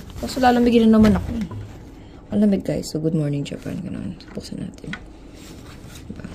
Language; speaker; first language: Filipino; native; Filipino